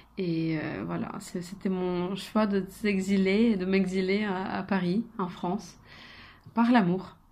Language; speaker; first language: French; non-native, fluent; Ukrainian